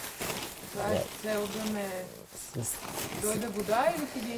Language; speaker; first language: Bulgarian; native; Bulgarian